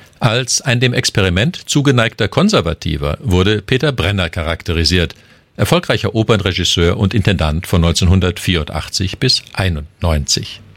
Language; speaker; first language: German; native; German